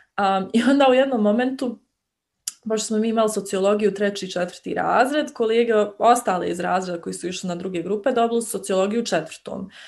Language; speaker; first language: Croatian; native; Croatian